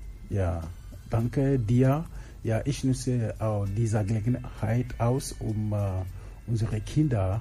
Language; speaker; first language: German; non-native, fluent; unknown